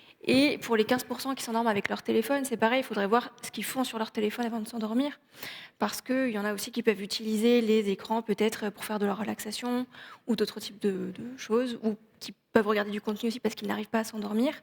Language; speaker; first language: French; native; French